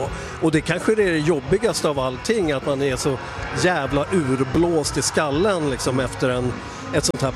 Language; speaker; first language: Swedish; native; Swedish